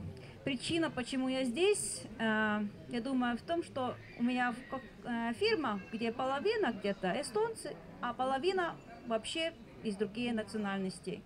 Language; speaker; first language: Russian; non-native, fluent; Estonian